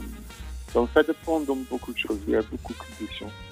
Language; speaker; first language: French; non-native, fluent; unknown